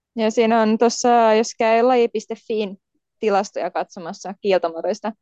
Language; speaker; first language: Finnish; native; Finnish